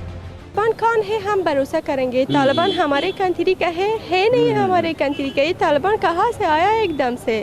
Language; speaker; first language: Hindi; non-native, local second language; Persian